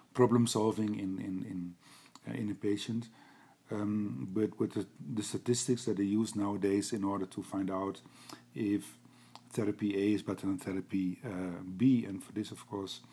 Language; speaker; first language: English; non-native, fluent; Dutch